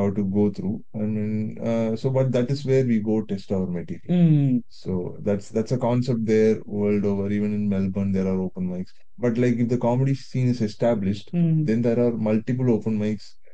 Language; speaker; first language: English; non-native, local second language; Tamil